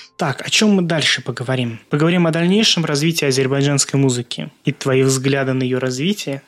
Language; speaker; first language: Russian; non-native, local second language; Azerbaijani